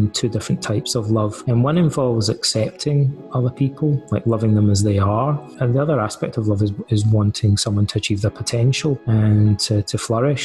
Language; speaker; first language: English; native; English